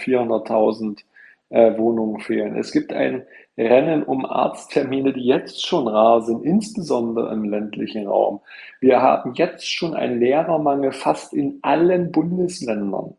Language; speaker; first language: German; native; German